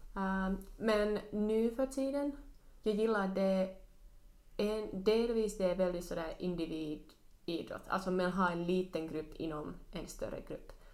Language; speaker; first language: Swedish; non-native, local second language; Finnish